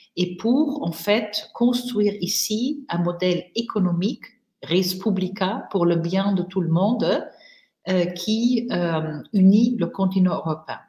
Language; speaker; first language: French; non-native, fluent; German